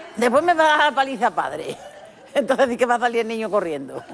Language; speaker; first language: Spanish; native; Spanish